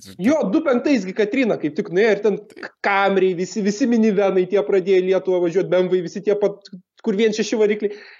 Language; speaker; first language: Lithuanian; native; Lithuanian